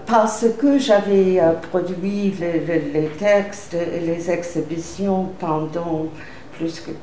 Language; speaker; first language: French; non-native, fluent; English